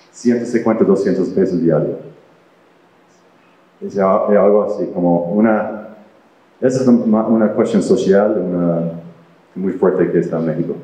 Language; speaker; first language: Spanish; non-native, fluent; English